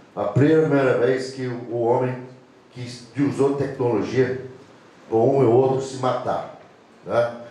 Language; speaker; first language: Portuguese; non-native, fluent; English